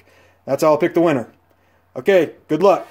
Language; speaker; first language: English; native; English